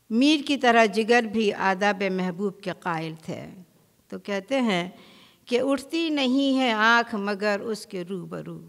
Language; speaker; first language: Urdu; native; Urdu